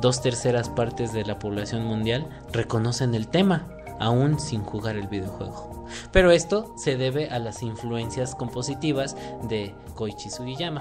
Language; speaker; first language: Spanish; native; Spanish